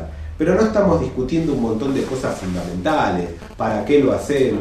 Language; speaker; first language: Spanish; native; Spanish